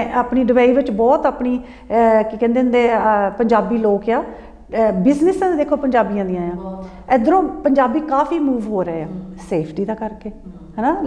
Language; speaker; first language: Punjabi; early bilingual, heritage; Punjabi